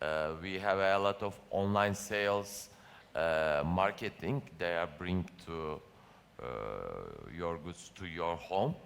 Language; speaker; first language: English; non-native, learner; Turkish